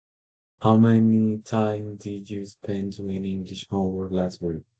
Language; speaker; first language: English; non-native, learner; Spanish